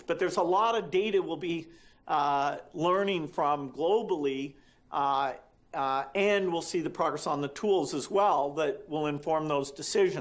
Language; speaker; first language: English; native; English